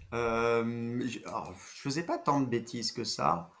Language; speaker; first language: French; native; French